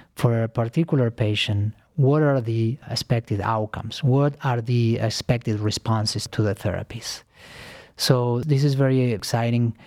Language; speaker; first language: English; non-native, fluent; Spanish